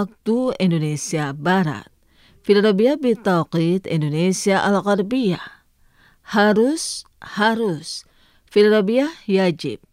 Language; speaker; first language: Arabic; non-native, fluent; Indonesian